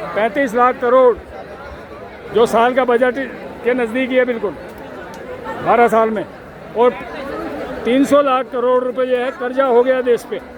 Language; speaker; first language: Hindi; native; Hindi